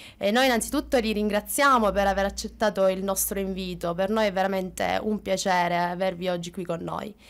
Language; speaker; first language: Italian; native; Italian